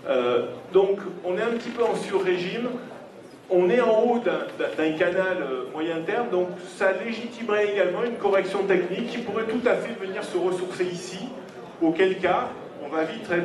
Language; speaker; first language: French; native; French